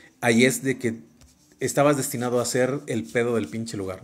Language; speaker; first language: Spanish; native; Spanish